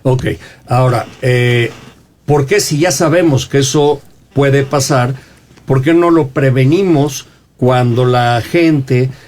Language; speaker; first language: Spanish; native; Spanish